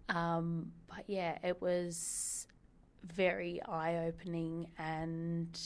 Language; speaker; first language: English; native; English